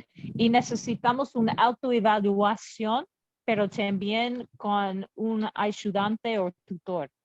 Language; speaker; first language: Spanish; non-native, learner; English